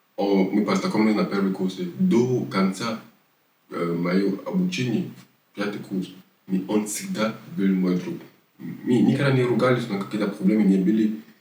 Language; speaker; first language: Russian; non-native, fluent; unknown